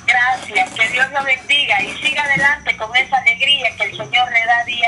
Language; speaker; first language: Spanish; native; Spanish